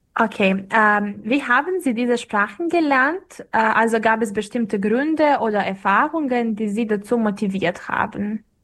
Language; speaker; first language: German; non-native, fluent; Serbian